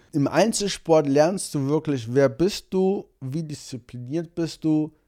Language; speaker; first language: German; early bilingual, other home language; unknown